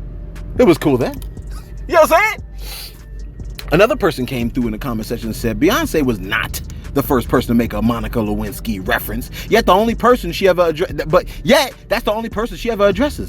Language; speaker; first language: English; native; English